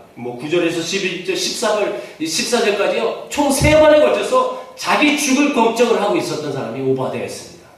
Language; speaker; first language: Korean; native; Korean